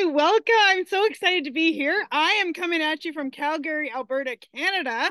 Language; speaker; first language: English; native; English